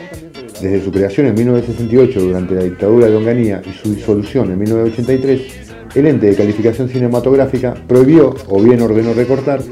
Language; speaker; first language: Spanish; native; Spanish